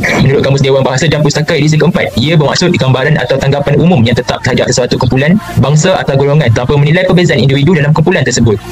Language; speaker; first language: Malay; native; Malay